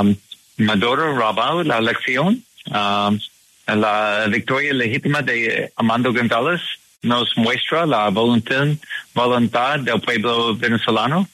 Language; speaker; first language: Spanish; non-native, learner; English